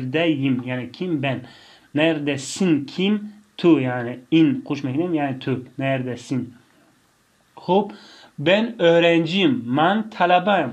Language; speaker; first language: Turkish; non-native, fluent; Tajik